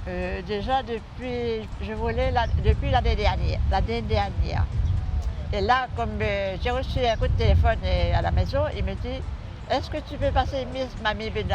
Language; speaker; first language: French; non-native, local second language; Réunion Creole French